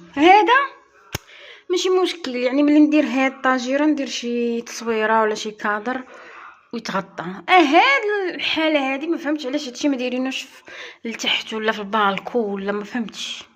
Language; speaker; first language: Arabic; native; Arabic